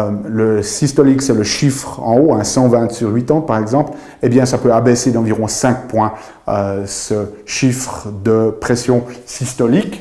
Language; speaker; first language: French; native; French